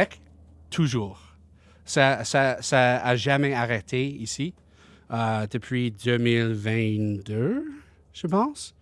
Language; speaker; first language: French; non-native, learner; English